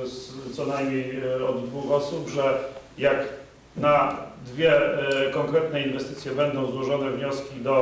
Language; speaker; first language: Polish; native; Polish